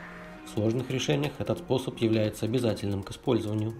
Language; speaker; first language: Russian; native; Russian